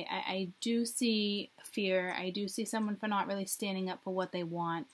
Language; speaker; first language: English; native; English